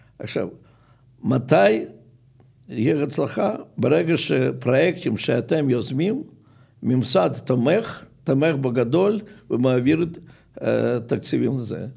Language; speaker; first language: Hebrew; non-native, fluent; Russian